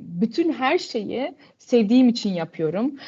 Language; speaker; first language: Turkish; early bilingual, heritage; Turkish